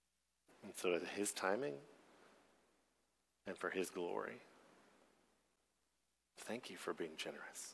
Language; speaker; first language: English; native; English